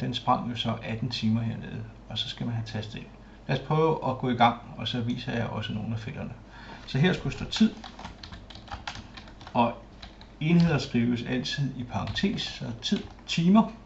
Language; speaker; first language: Danish; native; Danish